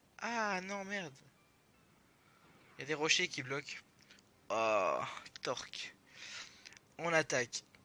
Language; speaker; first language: French; native; French